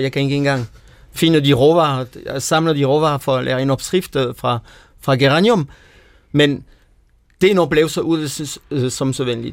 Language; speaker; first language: Danish; non-native, fluent; French